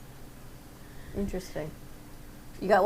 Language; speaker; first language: English; native; English